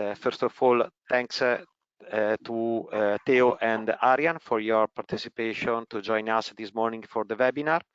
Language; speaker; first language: English; non-native, fluent; Italian